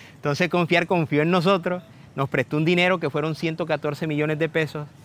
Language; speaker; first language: Spanish; native; Spanish